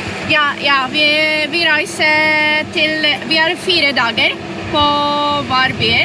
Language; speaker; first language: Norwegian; non-native, learner; Polish